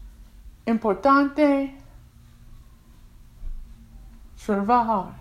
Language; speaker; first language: Spanish; non-native, learner; English